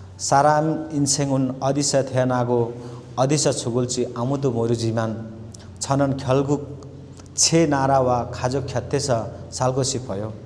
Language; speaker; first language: Korean; non-native, fluent; Nepali